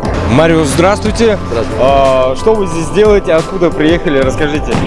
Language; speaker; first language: Russian; native; Russian